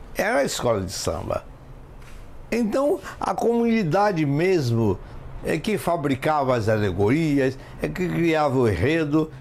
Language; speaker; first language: Portuguese; native; Portuguese